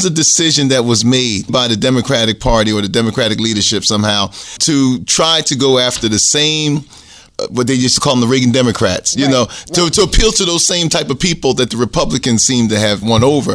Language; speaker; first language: English; native; English